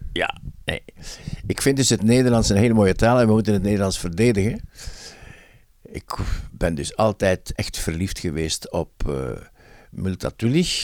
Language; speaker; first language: Dutch; native; Dutch